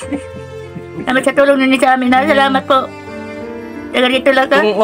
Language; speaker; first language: Filipino; non-native, local second language; Cebuano